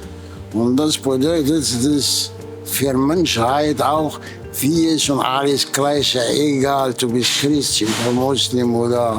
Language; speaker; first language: German; non-native, learner; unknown